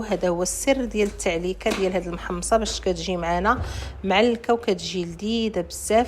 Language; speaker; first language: Arabic; native; Arabic